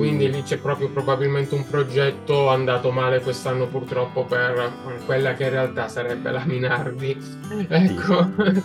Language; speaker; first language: Italian; native; Italian